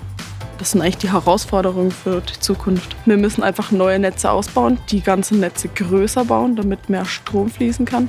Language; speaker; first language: German; native; German